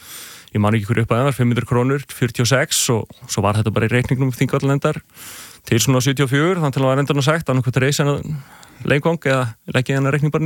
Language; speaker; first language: Icelandic; native; Icelandic